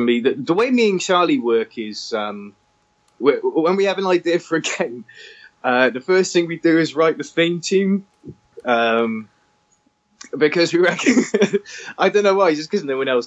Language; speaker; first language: English; native; English